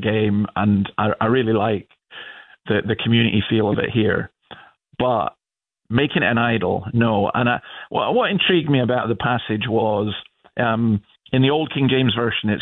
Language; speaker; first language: English; native; English